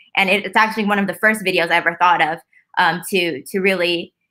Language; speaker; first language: English; native; English